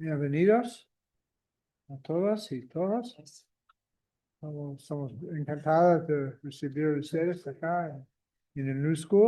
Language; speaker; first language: Spanish; non-native, fluent; English